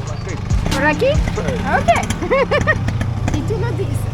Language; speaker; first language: Spanish; non-native, learner; English